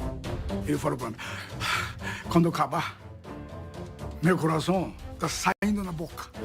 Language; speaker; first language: Portuguese; non-native, learner; Japanese